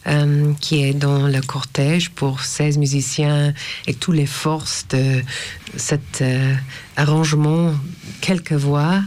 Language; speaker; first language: French; non-native, fluent; English